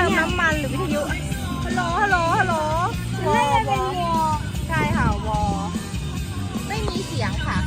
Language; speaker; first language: Thai; native; Thai